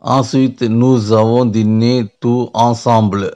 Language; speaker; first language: French; non-native, learner; Tamil